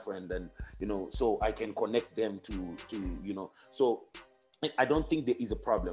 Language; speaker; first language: English; non-native, local second language; Shona